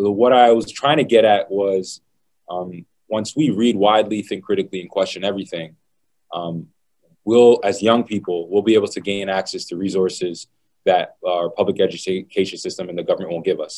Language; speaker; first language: English; native; English